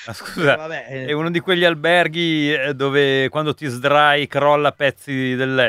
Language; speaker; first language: Italian; native; Italian